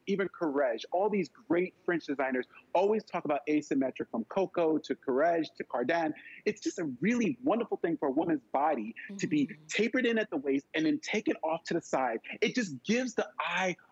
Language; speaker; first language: English; native; English